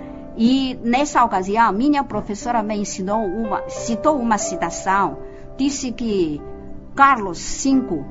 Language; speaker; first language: Portuguese; non-native, fluent; Chinese